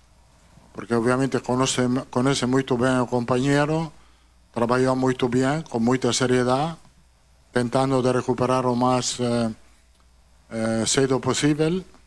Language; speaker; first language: Portuguese; non-native, learner; Italian